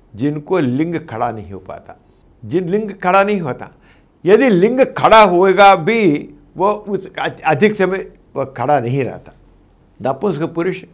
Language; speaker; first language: Hindi; non-native, local second language; Telugu